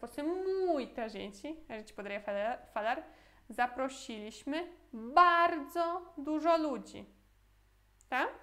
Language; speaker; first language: Portuguese; non-native, fluent; Polish